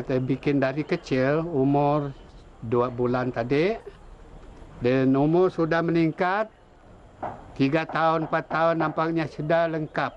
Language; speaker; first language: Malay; non-native, local second language; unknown